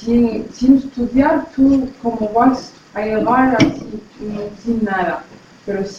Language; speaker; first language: Spanish; non-native, fluent; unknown